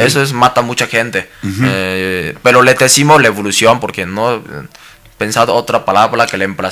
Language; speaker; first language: Spanish; non-native, learner; Cantonese